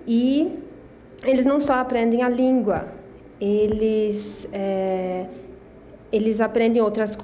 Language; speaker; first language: Portuguese; non-native, fluent; Swedish